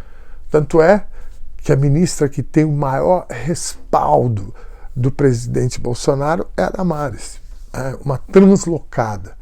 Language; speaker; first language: Portuguese; native; Portuguese